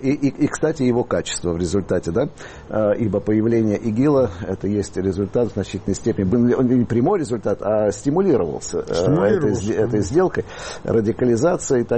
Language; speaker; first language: Russian; native; Russian